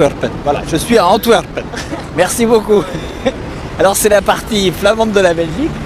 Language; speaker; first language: French; native; French